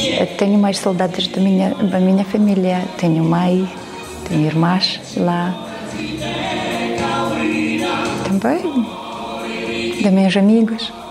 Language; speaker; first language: Portuguese; non-native, learner; Ukrainian